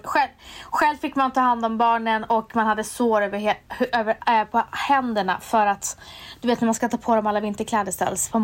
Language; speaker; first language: Swedish; native; Swedish